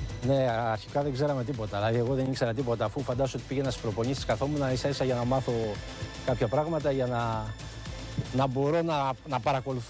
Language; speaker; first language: Greek; native; Greek